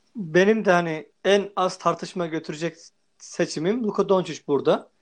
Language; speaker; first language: Turkish; native; Turkish